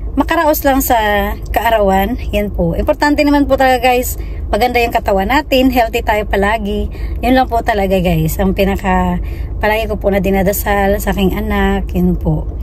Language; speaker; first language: Filipino; non-native, local second language; Cebuano